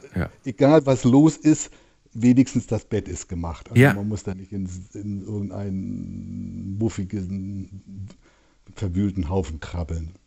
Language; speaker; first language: German; native; German